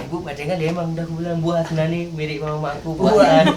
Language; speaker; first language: Indonesian; native; Indonesian